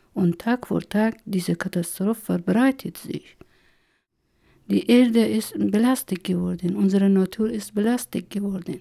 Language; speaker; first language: German; non-native, learner; Persian